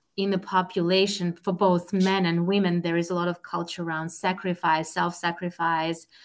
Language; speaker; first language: English; non-native, fluent; Russian